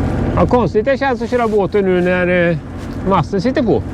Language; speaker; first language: Swedish; native; Swedish